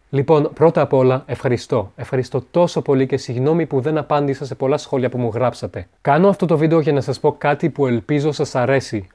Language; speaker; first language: Greek; non-native, fluent; French